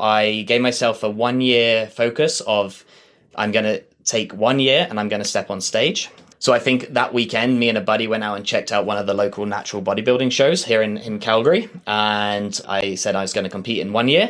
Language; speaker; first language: English; native; English